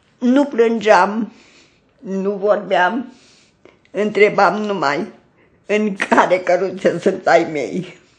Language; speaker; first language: Romanian; native; Romanian